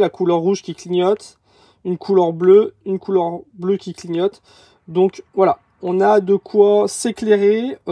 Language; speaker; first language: French; native; French